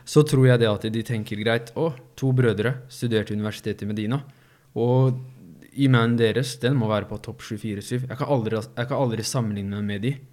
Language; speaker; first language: Norwegian; early bilingual, other home language; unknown